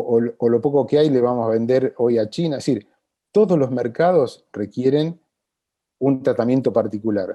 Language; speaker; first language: Spanish; native; Spanish